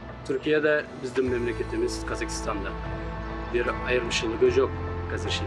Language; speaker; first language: Kazakh; early bilingual, heritage; Kazakh